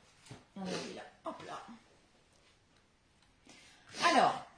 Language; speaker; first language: French; native; French